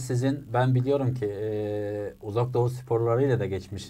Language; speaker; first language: Turkish; native; Turkish